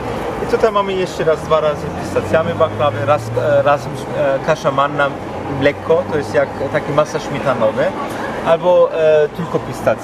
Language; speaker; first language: Polish; non-native, learner; Turkish